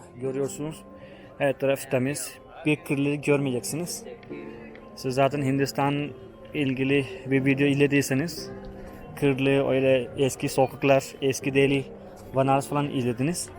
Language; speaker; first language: Turkish; non-native, fluent; Hindi